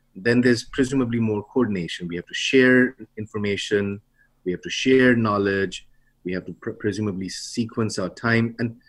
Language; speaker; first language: English; non-native, local second language; Bangla